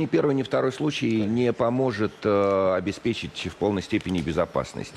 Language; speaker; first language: Russian; native; Russian